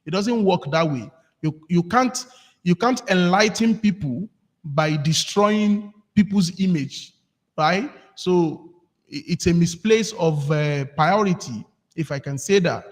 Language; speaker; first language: English; non-native, local second language; Yoruba